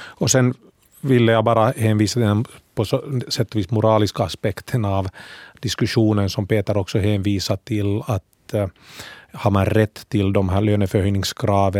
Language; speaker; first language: Swedish; native; Swedish